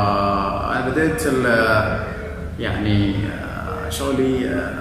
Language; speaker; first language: Arabic; non-native, fluent; Malayalam